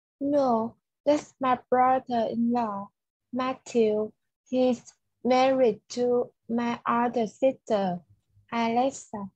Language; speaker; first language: English; non-native, learner; Vietnamese